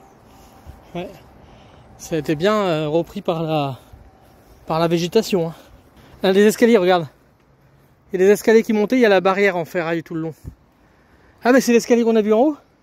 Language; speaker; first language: French; native; French